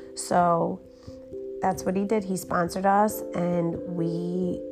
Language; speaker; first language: English; early bilingual, other home language; Romanian